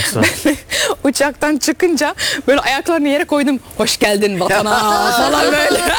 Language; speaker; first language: Turkish; early bilingual, heritage; Dutch